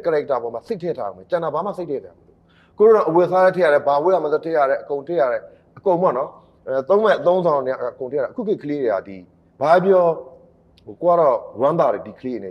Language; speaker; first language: Burmese; native; Burmese